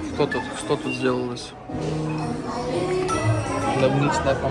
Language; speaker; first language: Russian; native; Russian